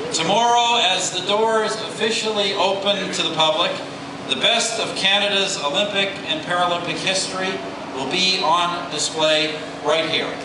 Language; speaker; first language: English; native; English